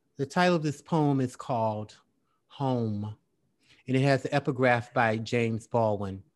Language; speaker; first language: English; native; English